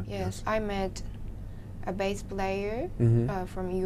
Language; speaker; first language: English; non-native, learner; Japanese